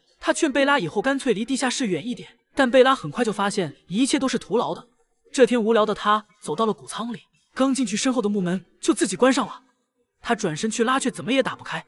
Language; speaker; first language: Chinese; native; Chinese